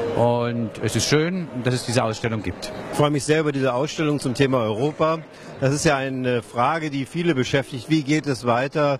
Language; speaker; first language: German; native; German